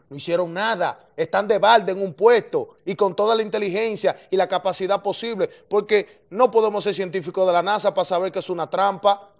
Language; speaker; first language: Spanish; native; Spanish